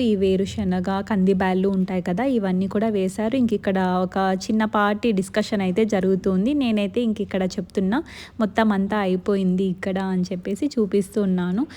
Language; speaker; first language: Telugu; non-native, local second language; Lambadi